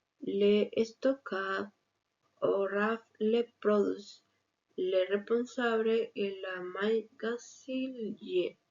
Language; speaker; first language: French; non-native, learner; Spanish